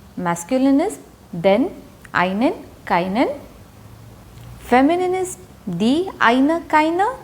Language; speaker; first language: German; non-native, fluent; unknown